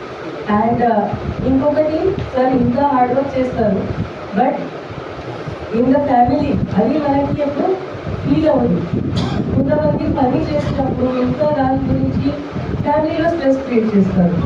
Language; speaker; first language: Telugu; non-native, fluent; Hindi